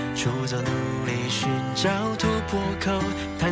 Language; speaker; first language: Chinese; native; Chinese